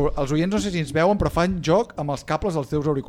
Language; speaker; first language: Catalan; native; Catalan